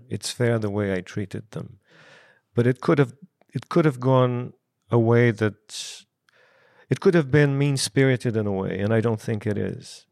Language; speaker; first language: English; non-native, fluent; Portuguese